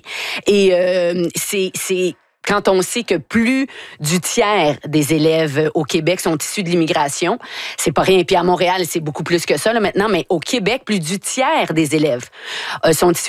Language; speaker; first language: French; native; French